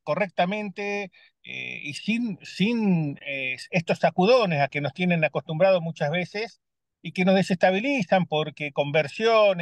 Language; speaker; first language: Spanish; native; Spanish